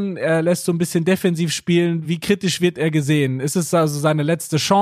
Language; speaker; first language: German; native; German